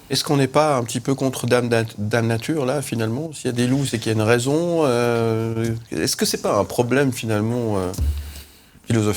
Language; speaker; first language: French; native; French